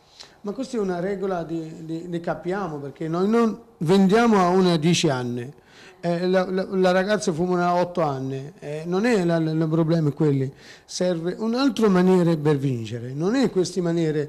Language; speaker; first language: Italian; non-native, learner; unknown